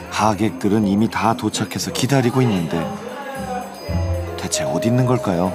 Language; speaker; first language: Korean; native; Korean